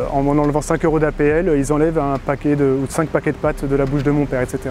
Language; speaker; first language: French; native; French